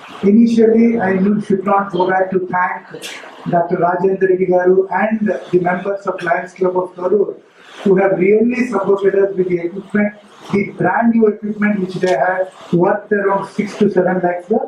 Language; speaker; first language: English; non-native, local second language; Telugu